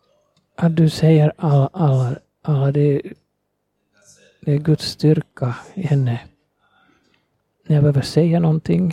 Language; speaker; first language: Swedish; non-native, fluent; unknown